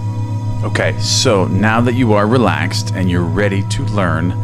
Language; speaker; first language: English; native; English